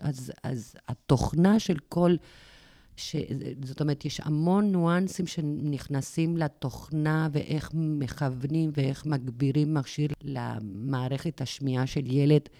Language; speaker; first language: Hebrew; non-native, fluent; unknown